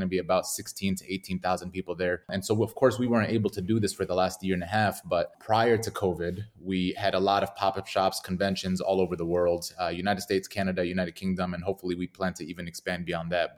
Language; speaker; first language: English; native; English